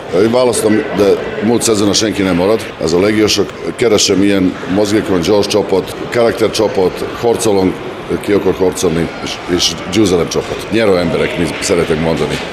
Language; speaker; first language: Hungarian; non-native, local second language; Serbian